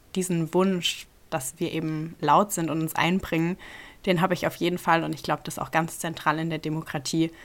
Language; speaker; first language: German; native; German